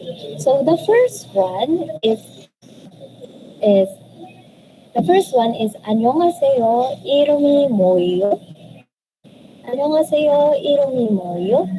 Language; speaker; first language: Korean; non-native, learner; Filipino